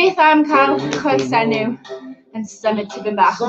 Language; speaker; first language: Welsh; non-native, local second language; English